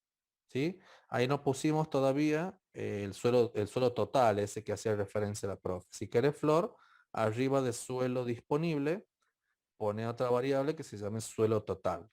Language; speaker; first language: Spanish; native; Spanish